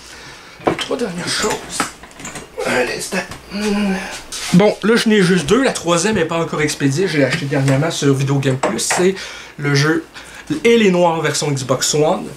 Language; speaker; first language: French; native; French